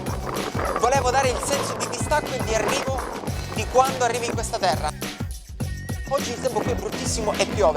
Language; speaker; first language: Italian; native; Italian